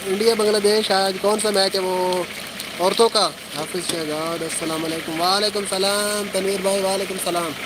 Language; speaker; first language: Urdu; non-native, local second language; Punjabi